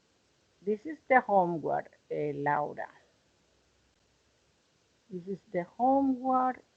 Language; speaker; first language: English; non-native, learner; Spanish